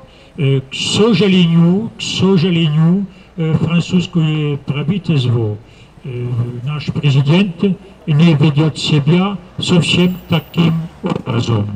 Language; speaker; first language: Russian; non-native, fluent; French